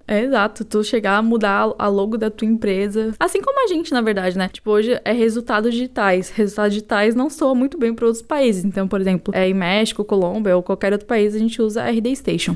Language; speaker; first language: Portuguese; native; Portuguese